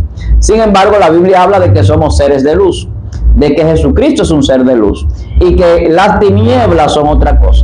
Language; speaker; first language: Spanish; native; Spanish